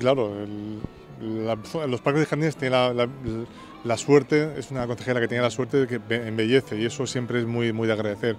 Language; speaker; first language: Spanish; native; Spanish